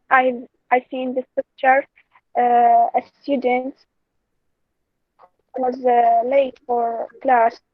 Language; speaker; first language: English; non-native, learner; Arabic